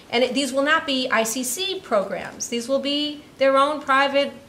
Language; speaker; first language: English; native; English